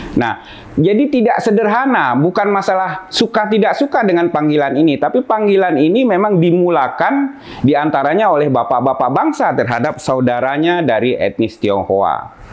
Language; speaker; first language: Indonesian; native; Indonesian